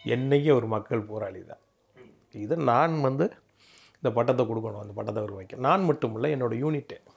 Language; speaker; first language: Tamil; native; Tamil